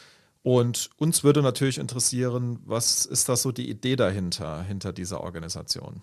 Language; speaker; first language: German; native; German